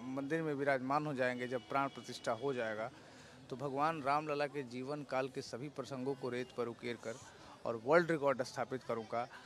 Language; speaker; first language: Hindi; native; Hindi